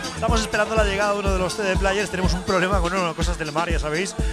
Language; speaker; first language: Spanish; native; Spanish